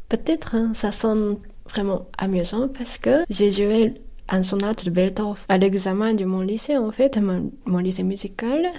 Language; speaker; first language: French; non-native, fluent; Japanese